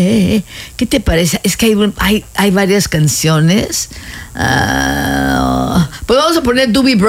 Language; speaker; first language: Spanish; native; Spanish